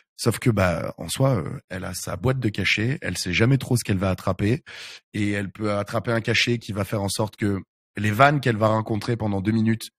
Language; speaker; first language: French; native; French